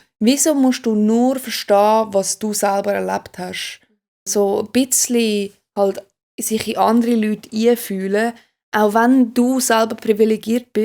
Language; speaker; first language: German; native; German